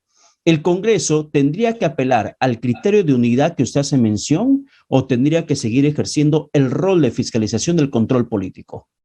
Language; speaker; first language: Spanish; native; Spanish